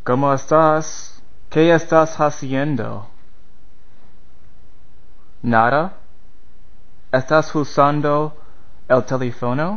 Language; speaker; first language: Spanish; non-native, learner; English